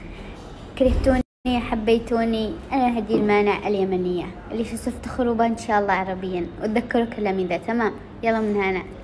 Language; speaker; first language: Arabic; native; Arabic